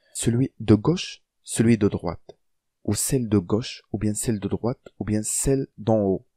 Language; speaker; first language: French; non-native, local second language; Arabic